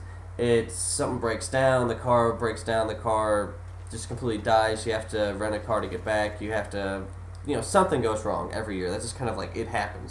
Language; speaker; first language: English; native; English